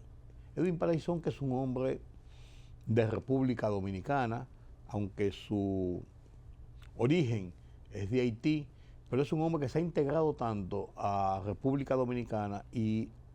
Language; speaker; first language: Spanish; native; Spanish